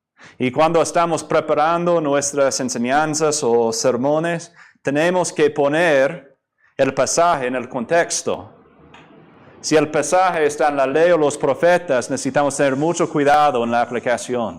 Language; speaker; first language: Spanish; non-native, fluent; English